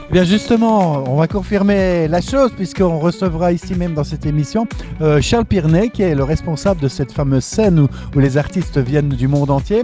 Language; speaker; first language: French; native; French